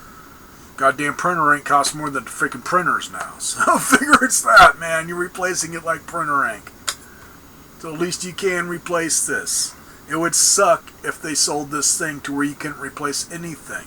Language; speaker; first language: English; native; English